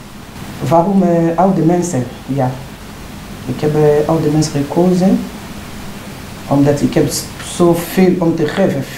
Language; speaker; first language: Dutch; non-native, learner; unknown